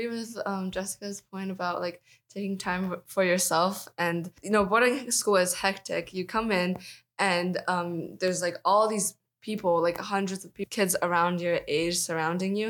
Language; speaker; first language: English; non-native, local second language; Cantonese